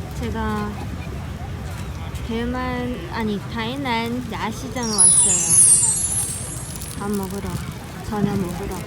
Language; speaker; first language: Korean; non-native, learner; Malay